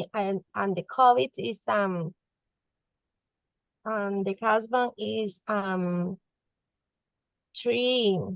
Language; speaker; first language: English; non-native, learner; Spanish